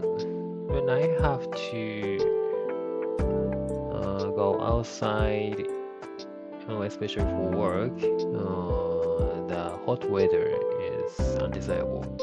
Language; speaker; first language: English; non-native, learner; Japanese